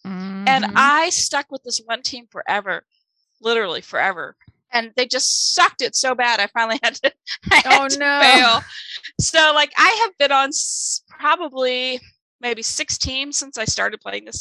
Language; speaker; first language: English; non-native, fluent; German